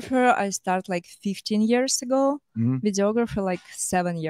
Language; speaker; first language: English; non-native, fluent; Russian